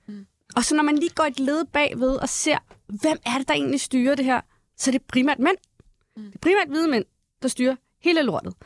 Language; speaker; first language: Danish; early bilingual, other home language; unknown